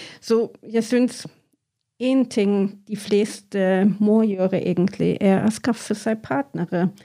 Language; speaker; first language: Norwegian; non-native, fluent; German